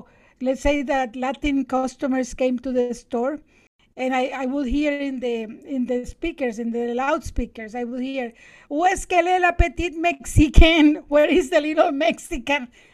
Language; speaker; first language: English; non-native, fluent; Spanish